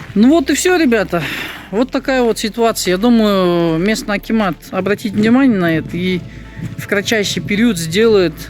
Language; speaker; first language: Russian; non-native, local second language; Kazakh